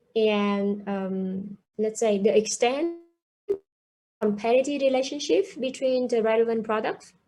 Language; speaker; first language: English; non-native, fluent; Vietnamese